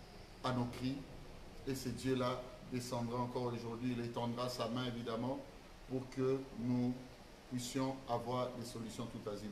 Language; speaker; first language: French; non-native, local second language; Lingala